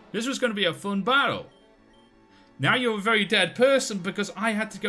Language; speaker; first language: English; native; English